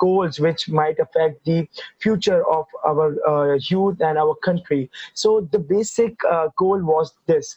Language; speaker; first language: English; non-native, local second language; Urdu